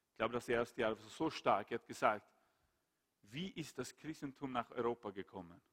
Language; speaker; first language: German; non-native, fluent; Swedish